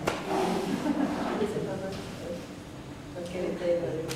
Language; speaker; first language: French; non-native, fluent; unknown